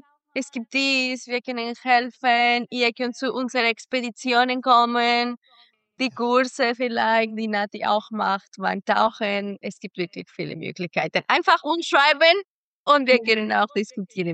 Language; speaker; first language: German; non-native, fluent; Spanish